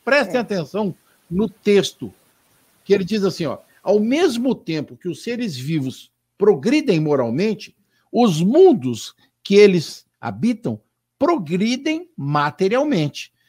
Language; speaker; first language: Portuguese; native; Portuguese